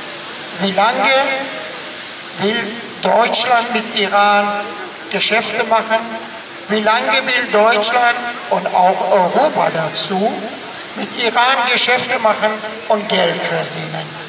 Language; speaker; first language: German; non-native, fluent; Persian